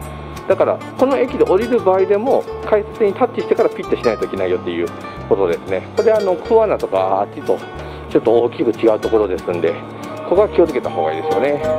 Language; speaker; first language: Japanese; native; Japanese